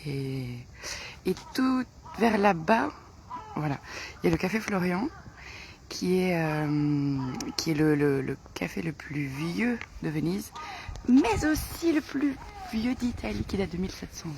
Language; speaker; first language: French; native; French